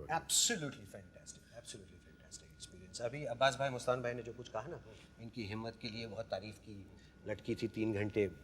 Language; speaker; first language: Hindi; native; Hindi